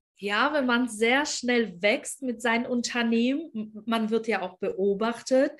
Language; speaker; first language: German; non-native, fluent; Ukrainian